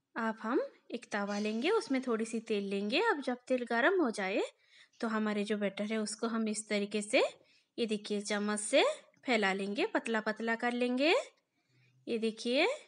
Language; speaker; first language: Hindi; non-native, local second language; Bangla